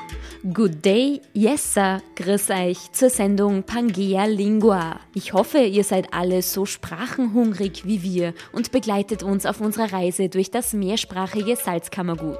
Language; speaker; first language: German; native; German